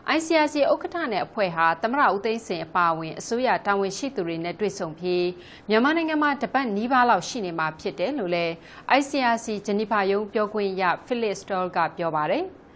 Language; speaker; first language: Burmese; native; Burmese